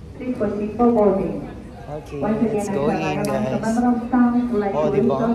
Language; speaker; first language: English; non-native, learner; Filipino